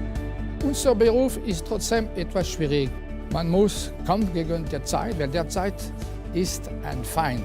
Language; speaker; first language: German; non-native, fluent; French